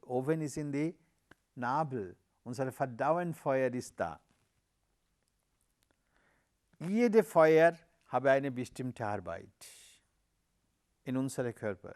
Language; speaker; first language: German; non-native, learner; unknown